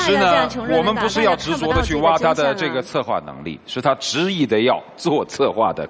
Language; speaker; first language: Chinese; native; Chinese